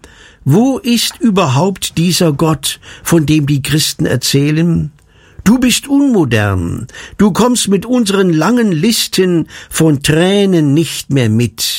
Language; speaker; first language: German; native; German